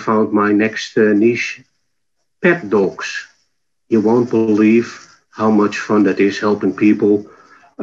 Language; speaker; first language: English; non-native, fluent; Dutch